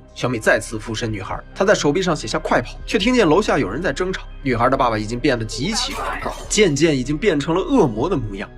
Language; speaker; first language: Chinese; native; Chinese